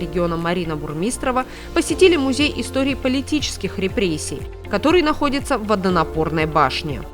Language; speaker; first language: Russian; native; Russian